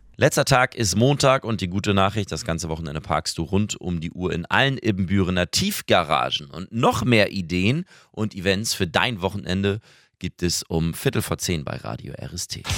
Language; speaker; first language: German; native; German